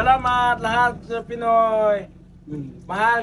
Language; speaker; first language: Filipino; non-native, learner; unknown